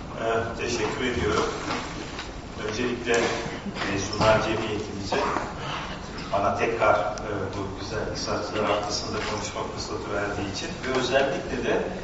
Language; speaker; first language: Turkish; native; Turkish